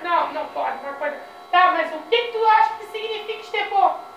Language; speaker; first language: Portuguese; native; Portuguese